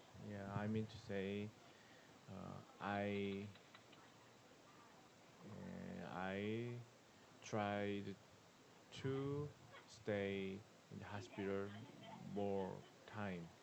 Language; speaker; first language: English; non-native, learner; Korean